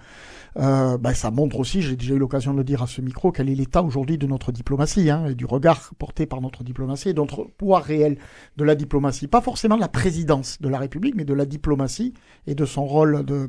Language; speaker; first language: French; native; French